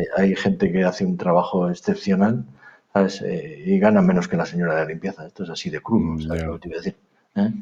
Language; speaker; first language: Spanish; native; Spanish